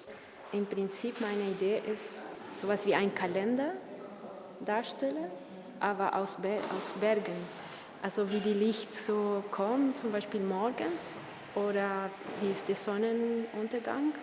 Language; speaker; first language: German; non-native, learner; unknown